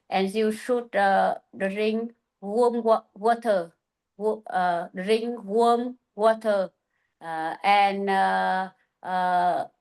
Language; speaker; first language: English; non-native, learner; Vietnamese